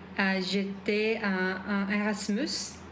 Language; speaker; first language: French; non-native, learner; Korean